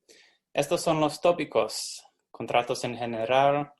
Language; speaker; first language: Spanish; non-native, fluent; English